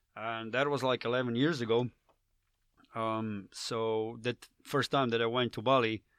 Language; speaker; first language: English; non-native, fluent; Slovenian